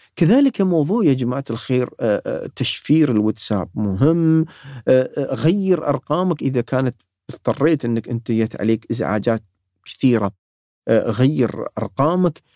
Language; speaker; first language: Arabic; native; Arabic